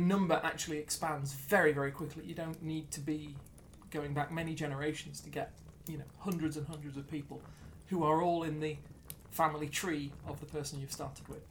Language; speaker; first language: English; native; English